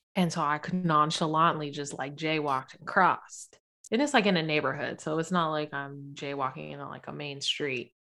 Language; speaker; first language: English; native; English